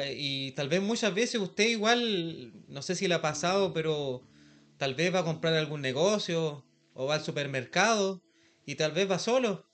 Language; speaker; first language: Spanish; native; Spanish